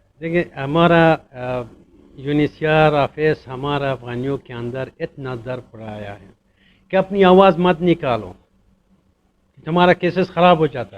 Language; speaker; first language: Hindi; non-native, fluent; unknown